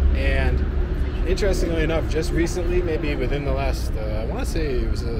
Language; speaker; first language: English; native; English